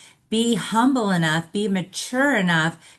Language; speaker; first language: English; native; English